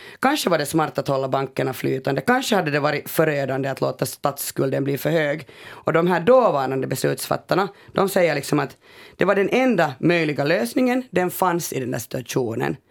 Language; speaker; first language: Swedish; native; Swedish